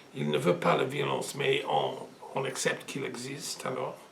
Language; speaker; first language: French; non-native, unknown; English